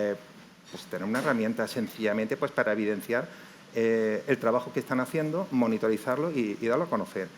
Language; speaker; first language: Spanish; native; Spanish